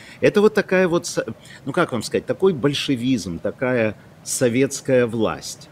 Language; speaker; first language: Russian; non-native, local second language; Ukrainian